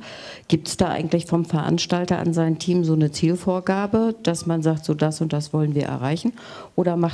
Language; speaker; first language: German; native; German